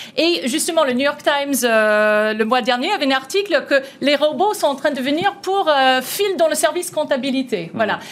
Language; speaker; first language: French; non-native, fluent; English